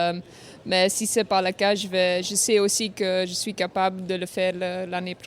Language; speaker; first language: French; non-native, fluent; Dutch